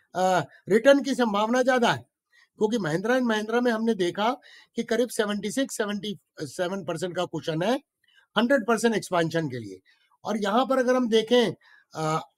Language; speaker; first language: Hindi; native; Hindi